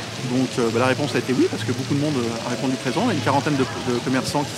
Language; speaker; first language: French; native; French